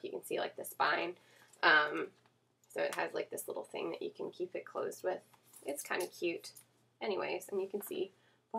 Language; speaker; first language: English; native; English